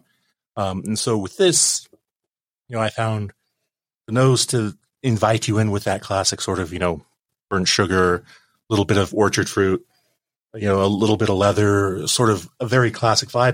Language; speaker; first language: English; native; English